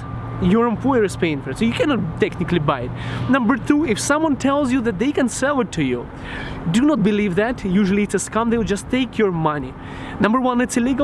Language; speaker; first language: English; non-native, local second language; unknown